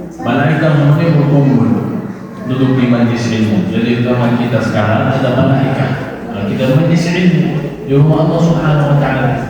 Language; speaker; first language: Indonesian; non-native, fluent; Arabic